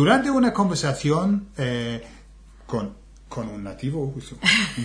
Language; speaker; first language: Spanish; non-native, fluent; English